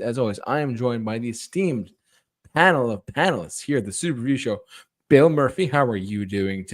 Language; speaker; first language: English; native; English